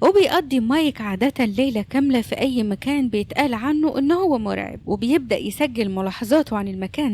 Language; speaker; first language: Arabic; native; Arabic